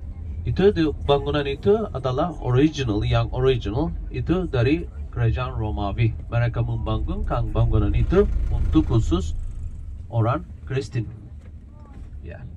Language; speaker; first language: Indonesian; non-native, fluent; Turkish